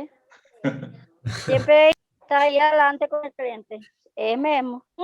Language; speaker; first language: Portuguese; non-native, learner; Spanish